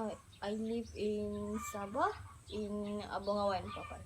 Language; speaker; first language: English; non-native, learner; Malay